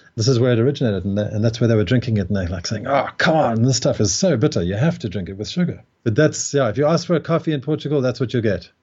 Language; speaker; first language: English; native; English